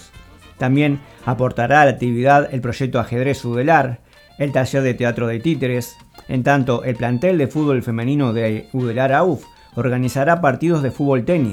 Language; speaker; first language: Spanish; native; Spanish